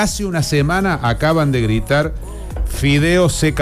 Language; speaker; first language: Spanish; native; Spanish